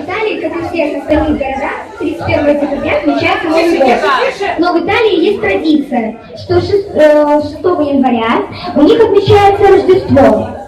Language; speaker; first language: Russian; native; Russian